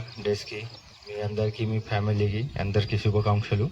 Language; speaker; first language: Telugu; non-native, learner; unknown